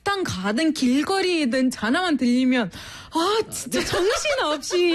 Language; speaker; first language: Korean; non-native, fluent; Arabic